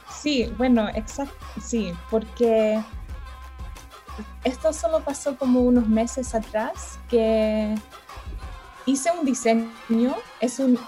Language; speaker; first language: Spanish; early bilingual, heritage; Spanish